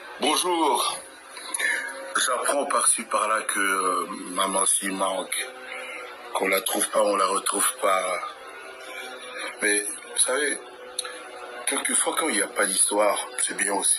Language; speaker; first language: French; non-native, local second language; Lingala